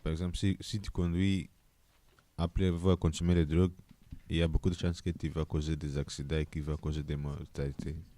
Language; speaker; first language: French; non-native, learner; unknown